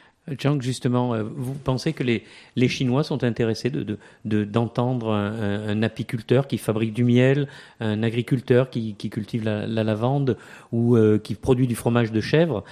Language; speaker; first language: French; native; French